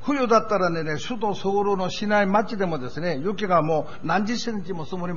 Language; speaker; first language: Japanese; non-native, fluent; Korean